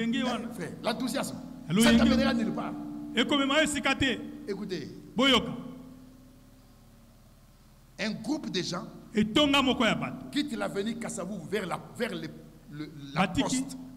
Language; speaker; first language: French; non-native, local second language; Lingala